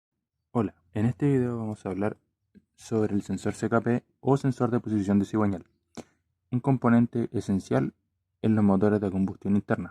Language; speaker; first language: Spanish; native; Spanish